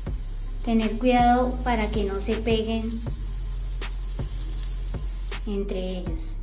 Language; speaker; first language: Spanish; native; Spanish